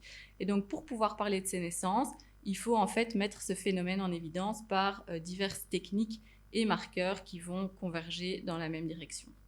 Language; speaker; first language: French; native; French